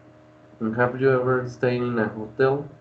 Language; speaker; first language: English; non-native, learner; Spanish